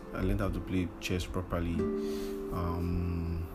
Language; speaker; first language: English; non-native, local second language; Yoruba